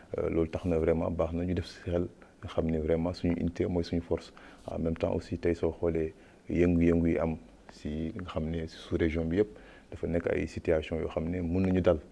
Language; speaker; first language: Wolof; non-native, local second language; Fula